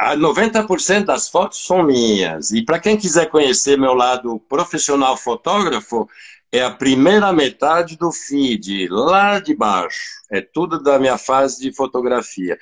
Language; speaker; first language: Portuguese; non-native, fluent; French